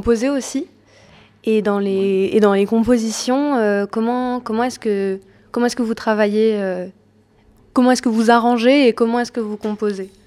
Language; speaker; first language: French; native; French